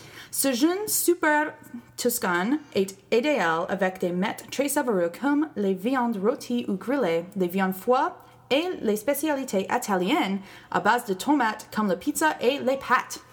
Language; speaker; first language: French; non-native, learner; English